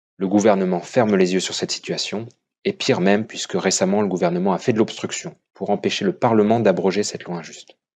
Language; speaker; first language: French; native; French